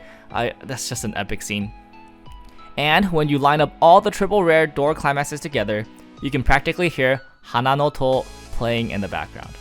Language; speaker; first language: English; native; English